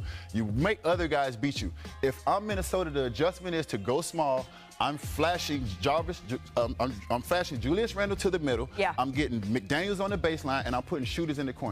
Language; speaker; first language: English; native; English